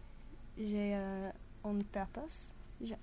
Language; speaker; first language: French; non-native, learner; English